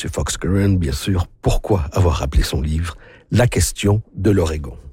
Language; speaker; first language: French; native; French